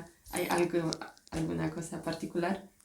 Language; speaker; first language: Spanish; non-native, fluent; Polish